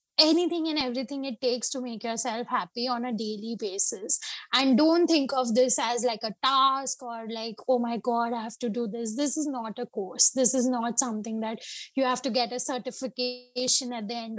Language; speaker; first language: English; non-native, local second language; Hindi